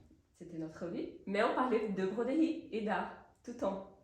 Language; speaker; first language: French; non-native, fluent; Portuguese